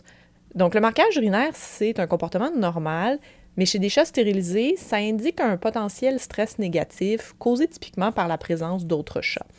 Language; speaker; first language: French; native; French